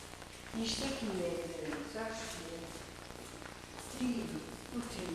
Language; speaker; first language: Portuguese; native; Portuguese